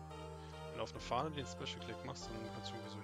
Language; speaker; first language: German; native; German